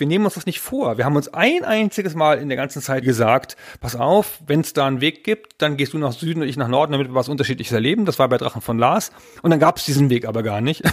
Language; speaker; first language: German; native; German